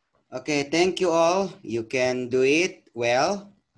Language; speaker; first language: English; non-native, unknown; Indonesian